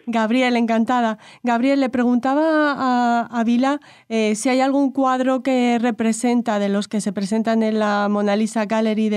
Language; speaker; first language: Spanish; native; Spanish